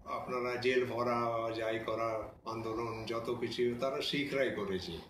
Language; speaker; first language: Bangla; non-native, local second language; Punjabi